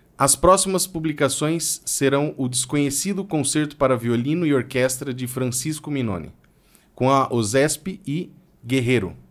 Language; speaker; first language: Portuguese; native; Portuguese